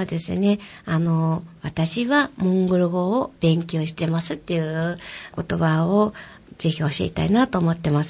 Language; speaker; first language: Japanese; native; Japanese